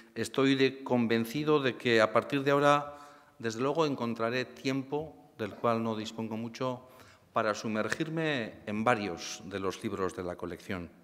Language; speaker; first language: Spanish; native; Spanish